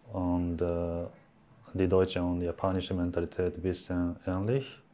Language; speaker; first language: German; non-native, learner; Japanese